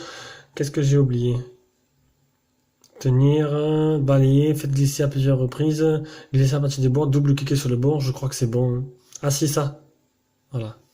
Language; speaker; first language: French; native; French